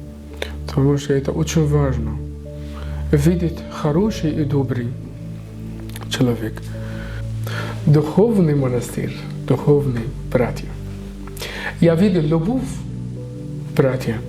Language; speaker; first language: Russian; non-native, learner; Arabic